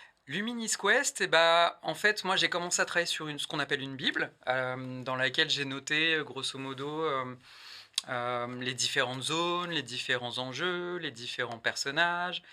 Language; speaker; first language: French; native; French